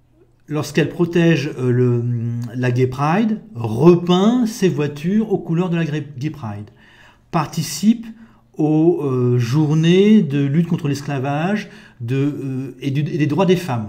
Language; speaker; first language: French; native; French